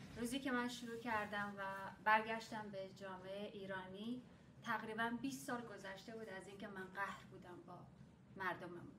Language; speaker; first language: Persian; non-native, local second language; Kurdish